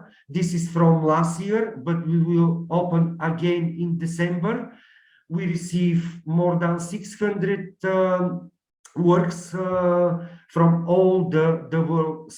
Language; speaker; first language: English; non-native, learner; Bulgarian